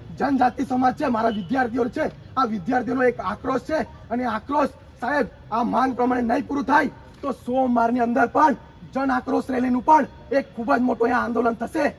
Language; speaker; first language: Gujarati; non-native, local second language; Kukna